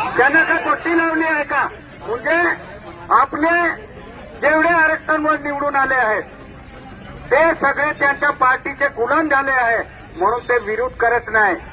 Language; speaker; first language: Marathi; non-native, local second language; Bhili